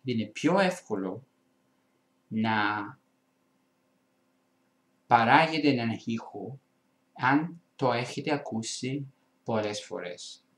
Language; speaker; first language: Greek; non-native, fluent; Italian